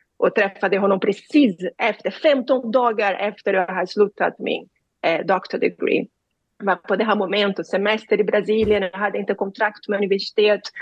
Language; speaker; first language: Swedish; non-native, learner; Portuguese